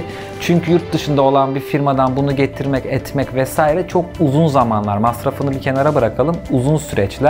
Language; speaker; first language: Turkish; native; Turkish